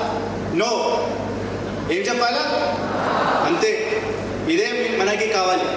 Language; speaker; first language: Telugu; non-native, fluent; Hindi